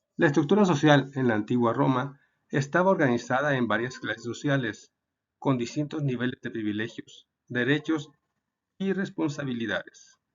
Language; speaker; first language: Spanish; native; Spanish